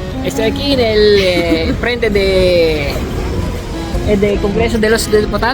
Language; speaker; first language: Spanish; non-native, learner; Filipino